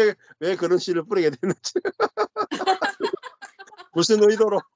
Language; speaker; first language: Korean; native; Korean